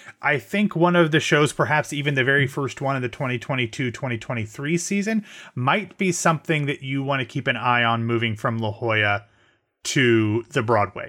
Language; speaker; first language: English; native; English